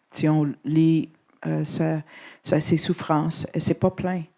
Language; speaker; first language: French; non-native, fluent; English